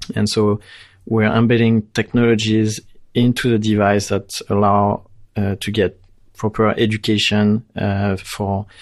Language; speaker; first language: English; non-native, fluent; French